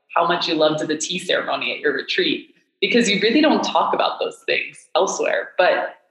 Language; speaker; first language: English; native; English